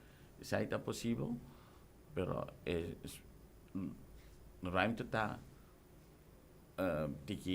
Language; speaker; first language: Spanish; non-native, local second language; Papiamento